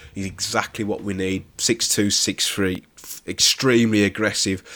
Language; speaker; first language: English; native; English